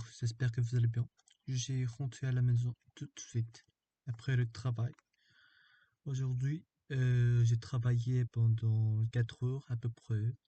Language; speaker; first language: French; non-native, learner; Korean